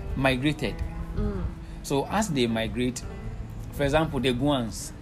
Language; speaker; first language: English; non-native, local second language; Akan